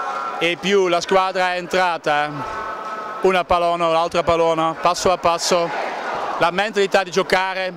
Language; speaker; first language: Italian; non-native, learner; Dutch